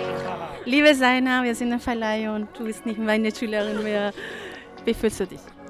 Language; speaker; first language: German; non-native, learner; Spanish